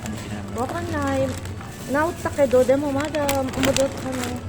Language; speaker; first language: Japanese; non-native, learner; Filipino